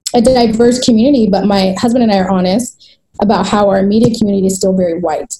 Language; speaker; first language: English; native; English